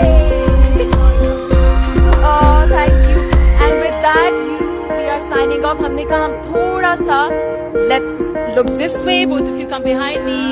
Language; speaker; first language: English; non-native, local second language; Urdu